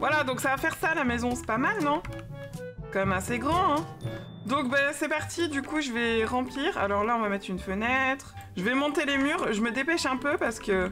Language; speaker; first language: French; native; French